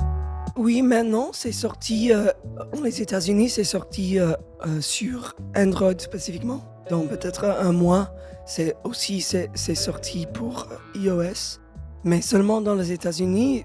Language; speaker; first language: French; non-native, learner; English